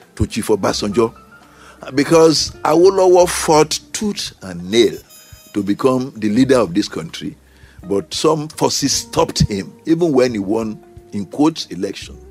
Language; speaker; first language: English; non-native, local second language; Yoruba